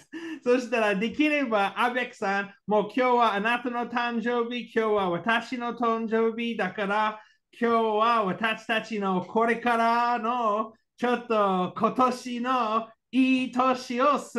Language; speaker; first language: Japanese; non-native, learner; English